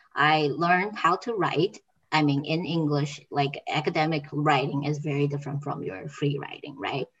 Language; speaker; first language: English; non-native, fluent; Chinese